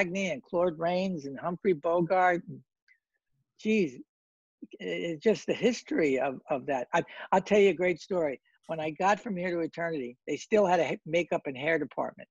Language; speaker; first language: English; native; English